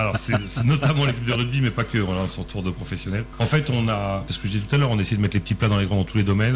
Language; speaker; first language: French; native; French